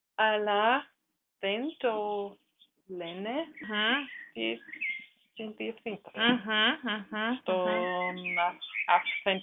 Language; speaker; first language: Greek; non-native, learner; German